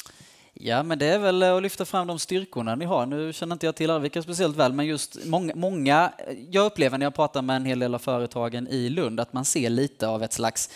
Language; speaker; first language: Swedish; native; Swedish